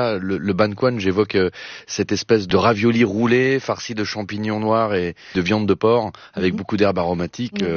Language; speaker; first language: French; native; French